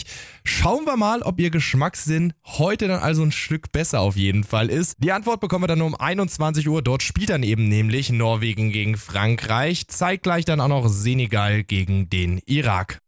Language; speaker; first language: German; native; German